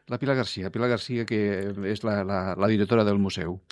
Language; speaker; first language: Catalan; non-native, fluent; Spanish